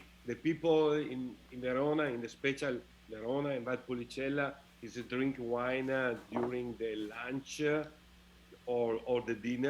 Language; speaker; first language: English; non-native, learner; Italian